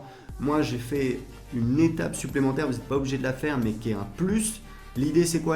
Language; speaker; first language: French; native; French